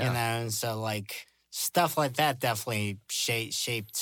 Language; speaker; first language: English; native; English